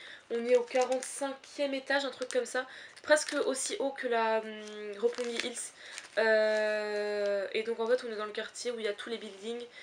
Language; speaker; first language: French; native; French